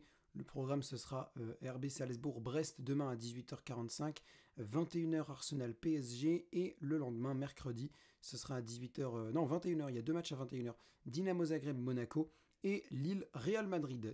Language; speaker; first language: French; native; French